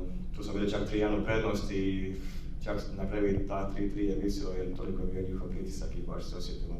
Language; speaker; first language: Croatian; native; Croatian